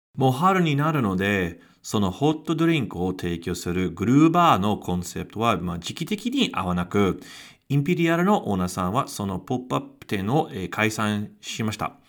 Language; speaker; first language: Japanese; non-native, fluent; English